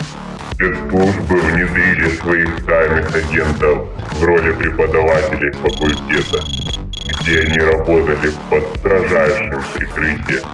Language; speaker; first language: Russian; native; Russian